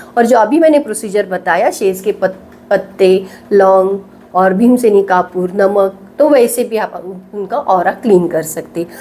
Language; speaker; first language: Hindi; non-native, local second language; Marathi